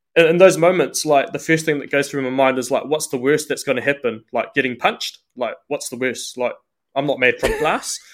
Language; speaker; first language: English; native; English